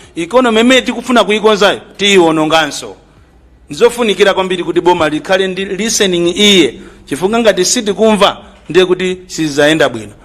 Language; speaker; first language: Nyanja; native; Nyanja